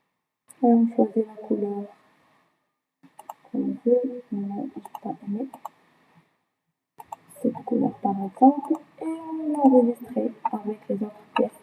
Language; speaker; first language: French; non-native, local second language; Arabic